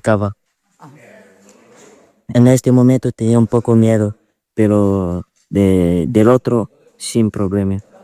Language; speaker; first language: Spanish; non-native, learner; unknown